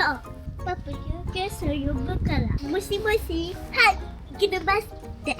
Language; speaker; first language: Japanese; native; Japanese